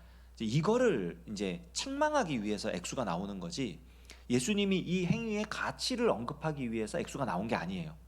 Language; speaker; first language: Korean; native; Korean